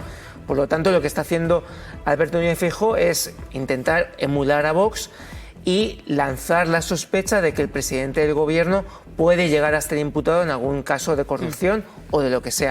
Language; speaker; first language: Spanish; native; Spanish